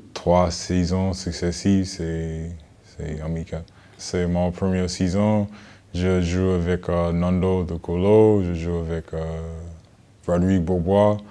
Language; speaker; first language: French; non-native, learner; English